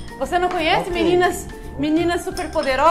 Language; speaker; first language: Portuguese; native; Portuguese